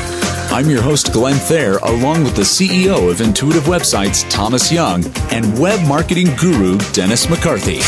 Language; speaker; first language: English; native; English